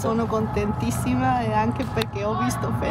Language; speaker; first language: Italian; non-native, learner; Spanish